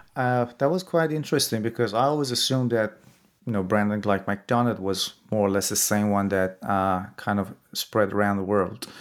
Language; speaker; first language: English; non-native, fluent; Persian